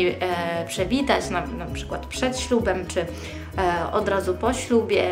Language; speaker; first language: Polish; early bilingual, heritage; Polish